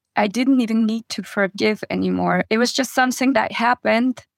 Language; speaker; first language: English; non-native, fluent; Russian